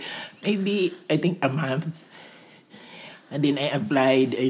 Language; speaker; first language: English; non-native, local second language; Cebuano